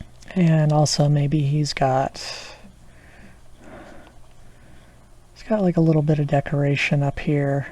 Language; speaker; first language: English; native; English